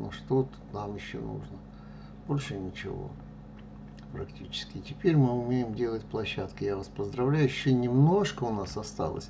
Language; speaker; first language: Russian; native; Russian